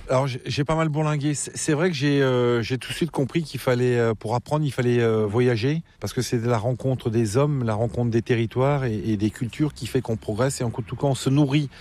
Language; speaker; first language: French; native; French